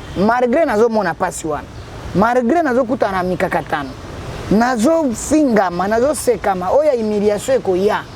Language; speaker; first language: Lingala; native; Lingala